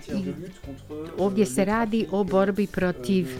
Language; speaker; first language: Bosnian; non-native, fluent; French